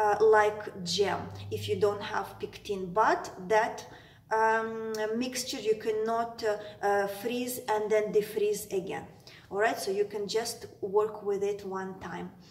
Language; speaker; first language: English; non-native, fluent; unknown